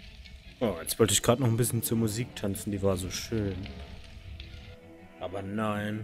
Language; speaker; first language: German; native; German